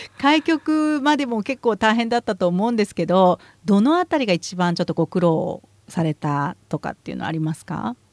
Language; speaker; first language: Japanese; native; Japanese